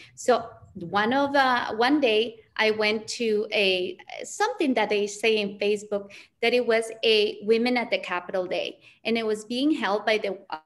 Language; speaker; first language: English; early bilingual, other home language; Spanish